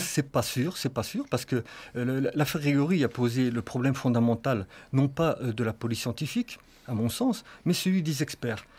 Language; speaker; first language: French; native; French